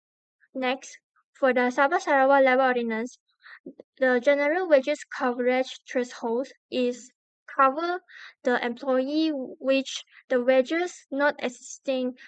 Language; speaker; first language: English; non-native, learner; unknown